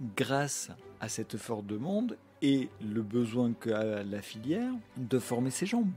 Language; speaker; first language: French; native; French